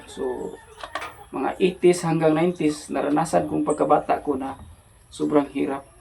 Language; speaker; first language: Filipino; non-native, local second language; Cebuano